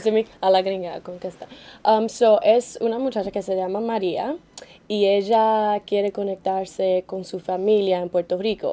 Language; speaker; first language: Spanish; early bilingual, heritage; Spanish